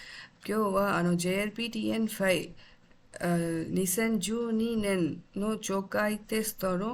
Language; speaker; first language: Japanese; non-native, learner; Tamil